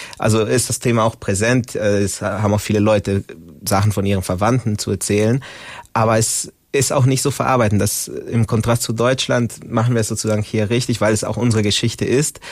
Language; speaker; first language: German; non-native, fluent; Spanish